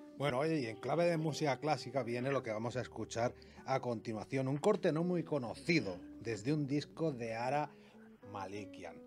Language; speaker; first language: Spanish; native; Spanish